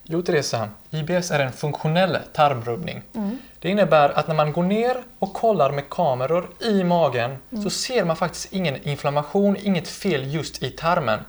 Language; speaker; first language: Swedish; native; Swedish